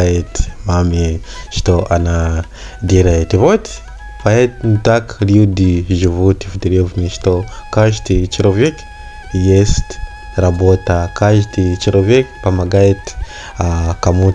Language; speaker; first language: Russian; non-native, learner; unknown